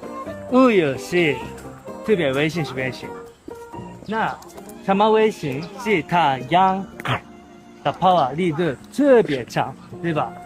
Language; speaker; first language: Chinese; non-native, learner; Japanese